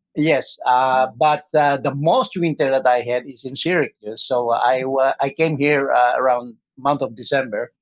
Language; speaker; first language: English; non-native, local second language; Filipino